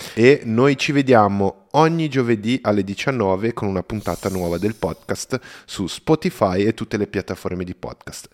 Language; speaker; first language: Italian; non-native, fluent; Portuguese